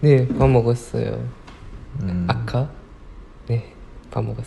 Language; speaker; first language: Korean; non-native, learner; Japanese